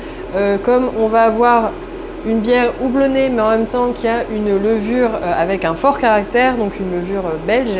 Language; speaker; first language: French; native; French